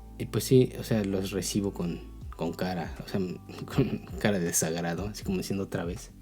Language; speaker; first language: Spanish; native; Spanish